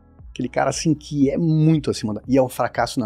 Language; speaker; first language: Portuguese; native; Portuguese